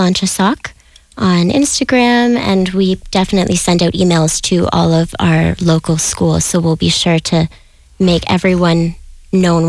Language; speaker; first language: English; native; English